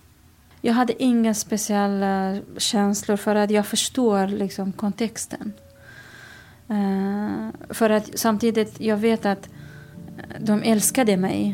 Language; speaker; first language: Swedish; non-native, fluent; Kurdish